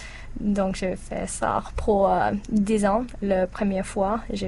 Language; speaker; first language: French; non-native, learner; English